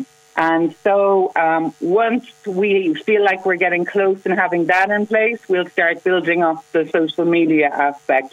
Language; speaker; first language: English; native; English